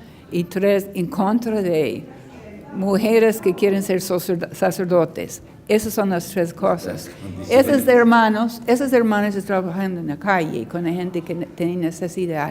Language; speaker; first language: Spanish; non-native, learner; English